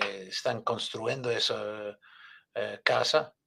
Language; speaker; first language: Spanish; non-native, fluent; English